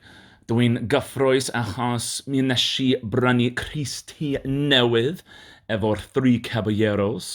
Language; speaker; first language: Welsh; non-native, learner; English